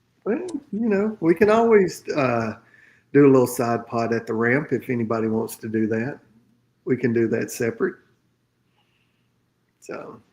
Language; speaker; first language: English; native; English